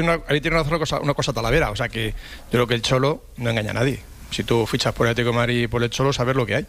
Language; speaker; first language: Spanish; native; Spanish